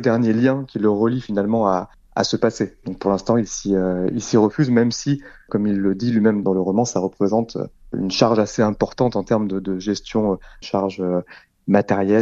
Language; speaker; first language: French; native; French